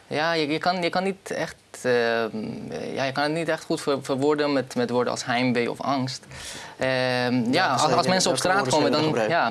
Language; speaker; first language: Dutch; non-native, fluent; Persian